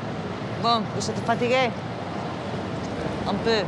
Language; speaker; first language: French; non-native, learner; Basque